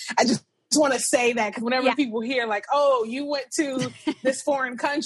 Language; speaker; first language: English; native; English